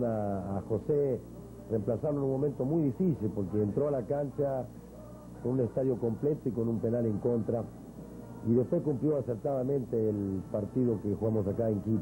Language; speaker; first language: Spanish; native; Spanish